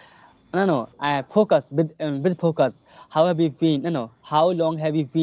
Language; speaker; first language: English; non-native, learner; Hindi